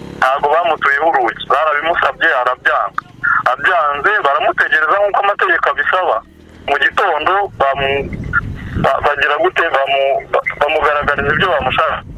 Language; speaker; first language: Kinyarwanda; native; Kinyarwanda